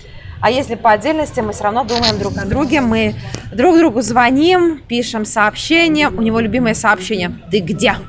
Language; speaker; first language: Russian; native; Russian